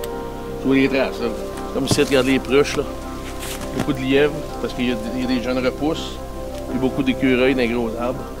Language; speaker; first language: French; native; French